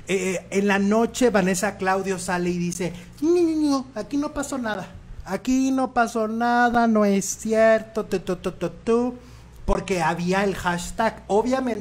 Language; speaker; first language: Spanish; native; Spanish